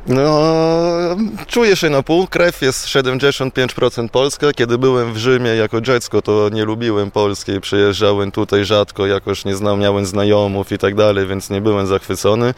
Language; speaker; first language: Polish; non-native, fluent; Italian